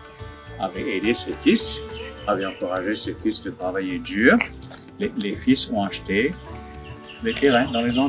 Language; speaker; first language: French; non-native, local second language; Morisyen